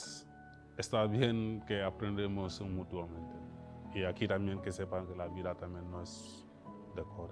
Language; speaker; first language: Spanish; non-native, fluent; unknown